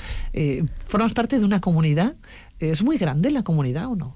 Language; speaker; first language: Spanish; native; Spanish